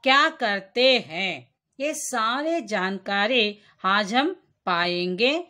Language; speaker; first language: Hindi; non-native, local second language; Kannada